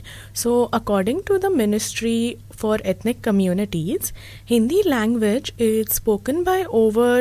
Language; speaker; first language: English; non-native, local second language; Marathi